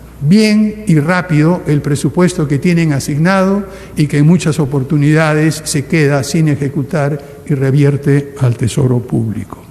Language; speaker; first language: Spanish; native; Spanish